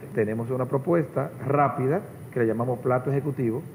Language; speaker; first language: Spanish; native; Spanish